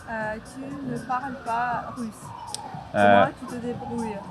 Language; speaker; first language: French; non-native, fluent; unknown